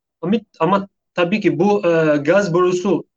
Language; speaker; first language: Turkish; non-native, fluent; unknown